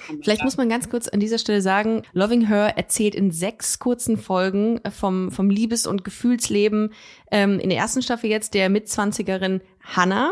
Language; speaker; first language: German; native; German